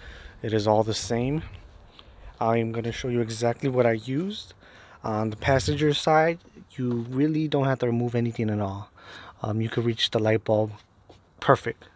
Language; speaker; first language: English; native; English